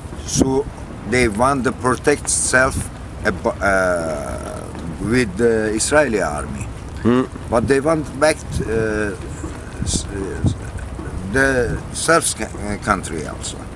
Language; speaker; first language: English; non-native, learner; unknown